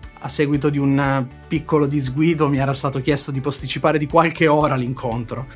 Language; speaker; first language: Italian; native; Italian